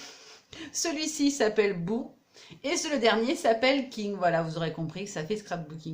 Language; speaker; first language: French; native; French